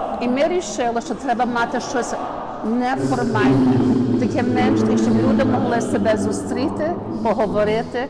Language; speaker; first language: Ukrainian; early bilingual, heritage; Ukrainian